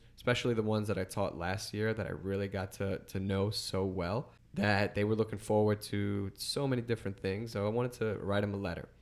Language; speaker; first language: English; native; English